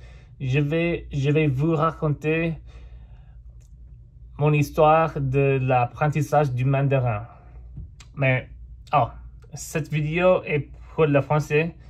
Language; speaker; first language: French; non-native, fluent; English